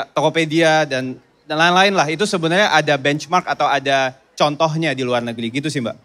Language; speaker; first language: Indonesian; native; Indonesian